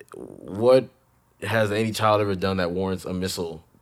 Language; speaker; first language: English; native; English